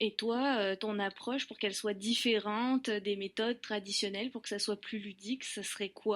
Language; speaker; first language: French; native; French